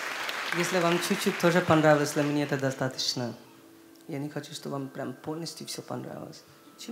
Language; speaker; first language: Russian; non-native, learner; Hindi